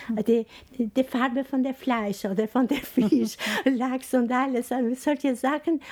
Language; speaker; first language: German; non-native, fluent; Albanian